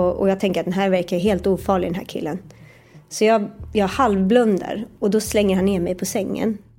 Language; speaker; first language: Swedish; early bilingual, other home language; Persian